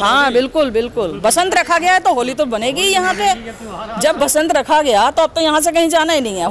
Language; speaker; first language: Hindi; native; Hindi